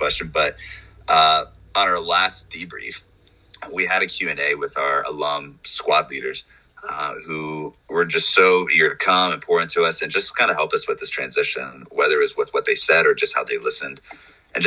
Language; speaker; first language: English; native; English